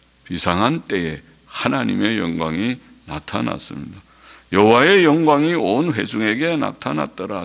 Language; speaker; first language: Korean; native; Korean